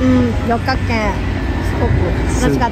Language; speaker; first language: Japanese; non-native, fluent; Nepali